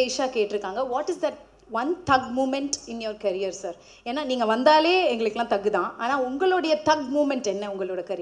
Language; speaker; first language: Tamil; native; Tamil